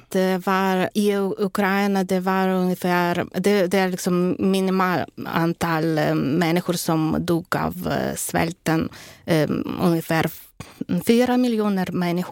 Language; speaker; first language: Swedish; non-native, fluent; Ukrainian